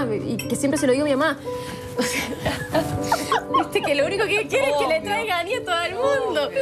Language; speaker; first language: Spanish; native; Spanish